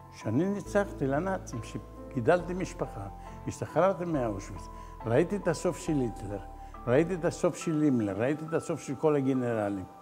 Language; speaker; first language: Hebrew; non-native, fluent; Ladino